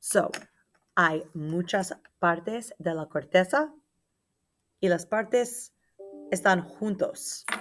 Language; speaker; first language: Spanish; non-native, learner; English